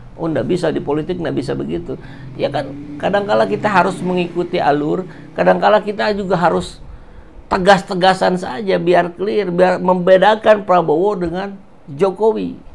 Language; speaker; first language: Indonesian; native; Indonesian